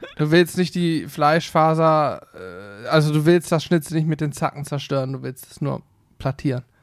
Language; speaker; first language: German; native; German